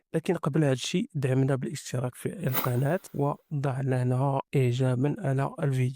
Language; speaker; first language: Arabic; native; Arabic